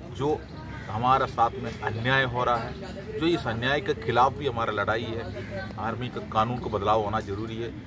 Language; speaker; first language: Hindi; non-native, local second language; Malayalam